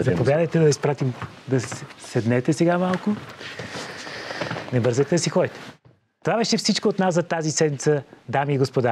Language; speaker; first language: Bulgarian; native; Bulgarian